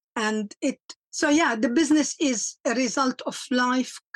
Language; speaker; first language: English; non-native, fluent; Arabic